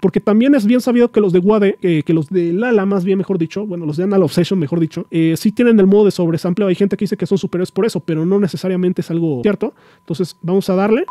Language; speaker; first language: Spanish; native; Spanish